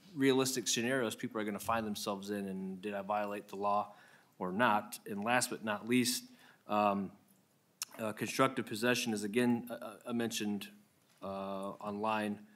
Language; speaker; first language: English; native; English